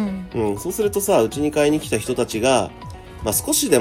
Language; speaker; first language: Japanese; native; Japanese